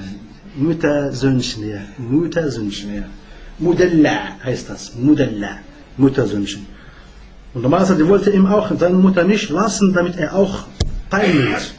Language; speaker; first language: German; non-native, learner; Arabic